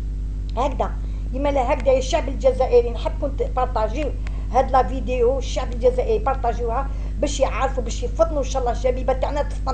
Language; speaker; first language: Arabic; native; Arabic